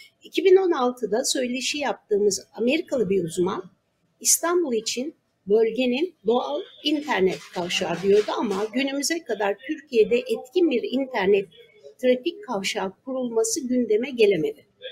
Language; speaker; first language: Turkish; native; Turkish